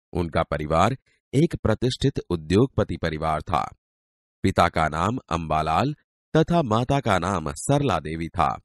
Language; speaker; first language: Hindi; non-native, local second language; Gujarati